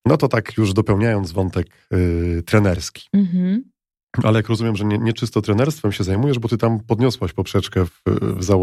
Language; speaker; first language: Polish; native; Polish